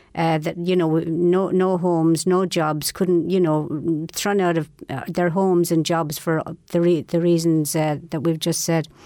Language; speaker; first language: English; native; English